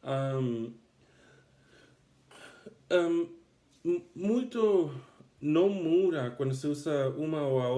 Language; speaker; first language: Portuguese; non-native, fluent; English